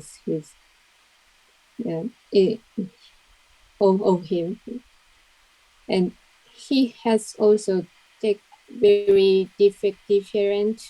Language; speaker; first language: English; non-native, learner; Japanese